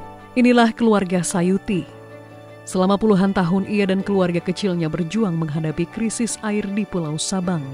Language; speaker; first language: Indonesian; native; Indonesian